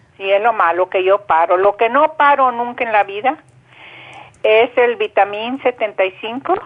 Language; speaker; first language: Spanish; native; Spanish